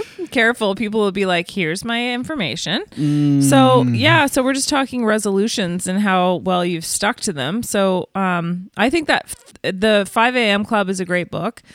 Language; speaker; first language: English; native; English